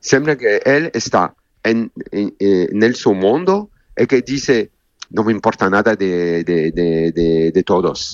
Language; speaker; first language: Spanish; non-native, learner; French